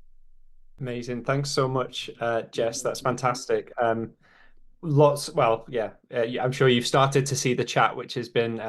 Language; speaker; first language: English; native; English